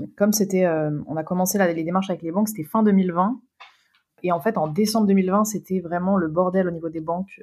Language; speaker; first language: French; native; French